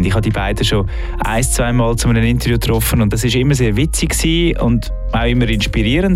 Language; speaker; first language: German; native; German